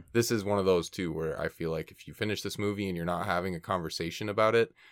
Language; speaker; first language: English; native; English